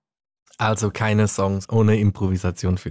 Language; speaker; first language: German; native; German